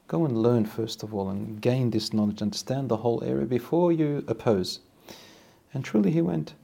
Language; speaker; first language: English; native; English